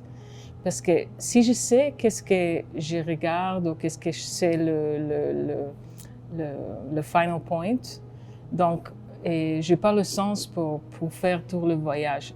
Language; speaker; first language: French; non-native, fluent; Hebrew